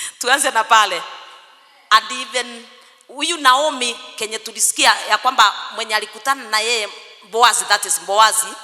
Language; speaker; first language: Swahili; non-native, local second language; Kikuyu